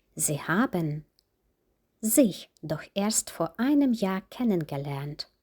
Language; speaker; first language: German; non-native, fluent; Ukrainian